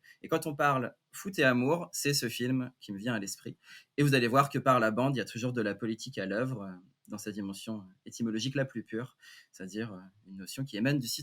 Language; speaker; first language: French; native; French